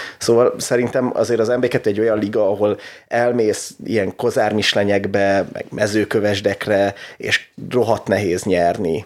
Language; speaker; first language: Hungarian; native; Hungarian